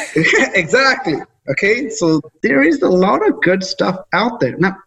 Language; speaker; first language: English; native; English